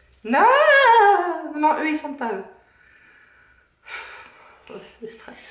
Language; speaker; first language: French; native; French